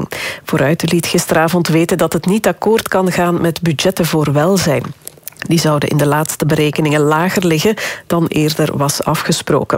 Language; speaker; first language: Dutch; native; Dutch